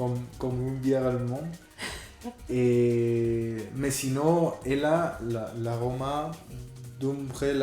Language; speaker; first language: French; non-native, fluent; Spanish